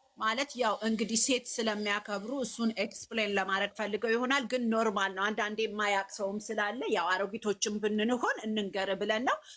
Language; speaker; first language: Amharic; native; Amharic